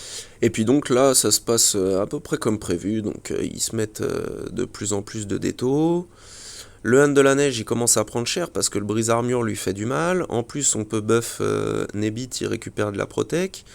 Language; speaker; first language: French; native; French